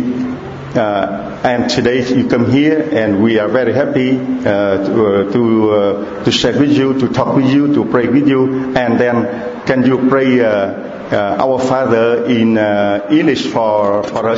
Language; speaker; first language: English; non-native, learner; Vietnamese